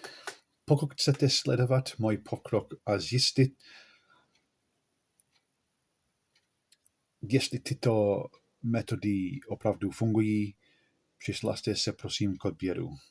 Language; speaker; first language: Czech; non-native, learner; English